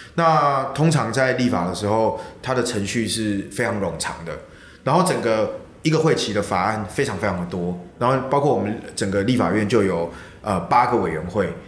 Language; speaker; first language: Chinese; native; Chinese